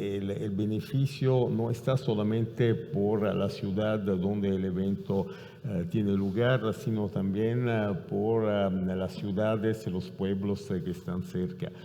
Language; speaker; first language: Spanish; non-native, fluent; Italian